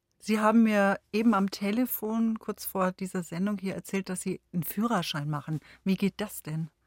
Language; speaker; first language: German; native; German